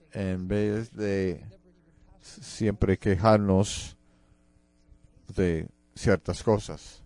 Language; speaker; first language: Spanish; non-native, fluent; English